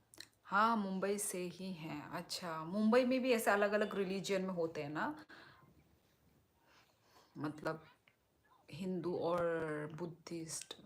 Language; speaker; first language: Hindi; non-native, local second language; Kok Borok